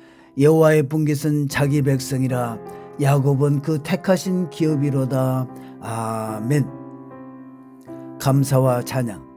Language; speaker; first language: Korean; native; Korean